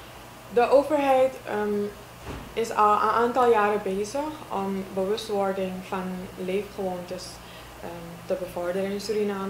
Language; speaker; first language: Dutch; native; Dutch